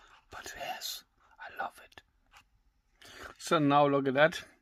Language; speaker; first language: English; non-native, learner; German